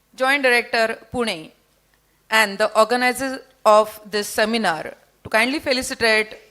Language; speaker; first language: English; non-native, local second language; Marathi